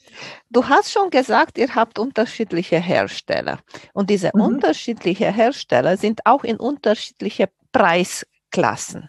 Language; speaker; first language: German; non-native, fluent; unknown